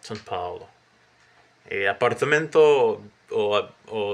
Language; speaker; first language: Italian; non-native, fluent; Portuguese